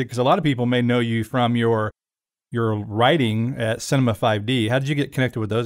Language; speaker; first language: English; native; English